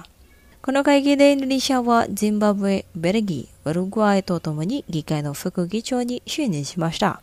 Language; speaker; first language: Japanese; non-native, fluent; Indonesian